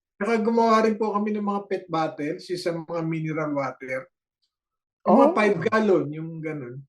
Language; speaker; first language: Filipino; native; Filipino